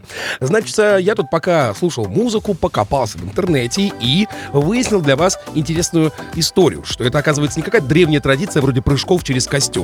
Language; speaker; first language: Russian; native; Russian